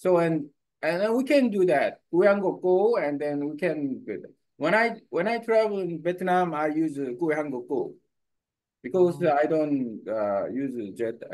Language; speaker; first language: English; non-native, learner; Korean